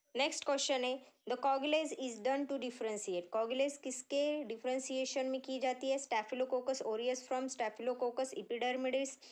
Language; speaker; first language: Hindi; non-native, local second language; Marathi